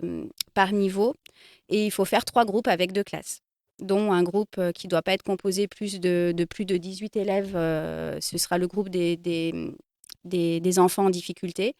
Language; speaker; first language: French; native; French